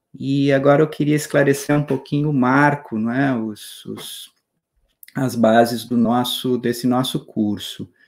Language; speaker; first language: Portuguese; native; Portuguese